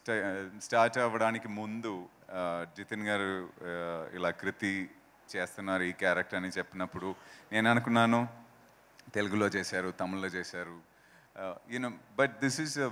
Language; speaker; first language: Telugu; non-native, fluent; Malayalam